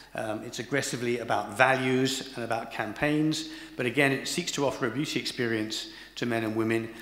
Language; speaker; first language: English; native; English